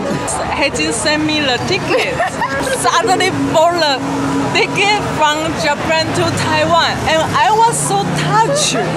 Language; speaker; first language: English; non-native, learner; Chinese